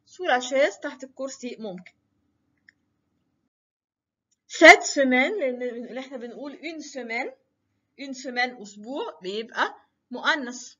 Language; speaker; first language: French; non-native, fluent; Arabic